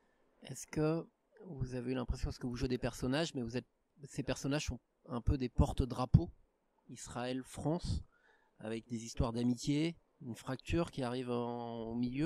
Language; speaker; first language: French; native; French